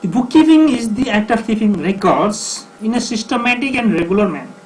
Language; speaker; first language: English; non-native, local second language; Nepali